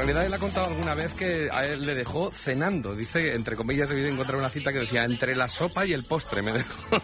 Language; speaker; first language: Spanish; native; Spanish